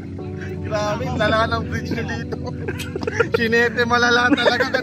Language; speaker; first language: Filipino; native; Filipino